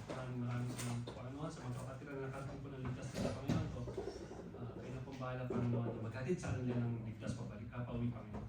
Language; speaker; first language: Filipino; non-native, local second language; Waray